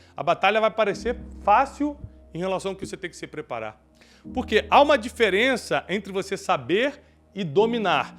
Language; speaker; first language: Portuguese; native; Portuguese